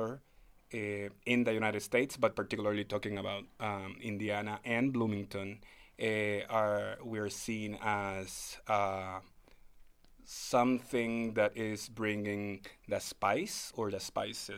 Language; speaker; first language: English; non-native, fluent; Spanish